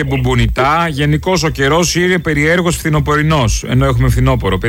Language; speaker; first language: Greek; native; Greek